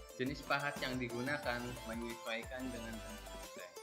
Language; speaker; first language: Indonesian; native; Indonesian